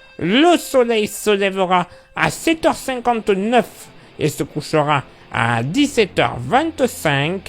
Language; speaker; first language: French; native; French